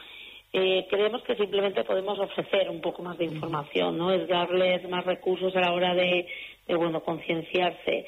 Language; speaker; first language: Spanish; native; Spanish